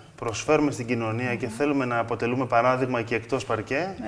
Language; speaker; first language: Greek; native; Greek